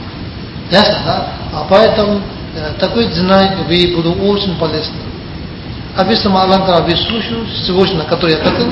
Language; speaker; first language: Russian; non-native, learner; Tibetan